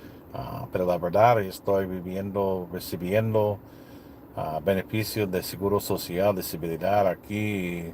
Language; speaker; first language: Spanish; non-native, learner; English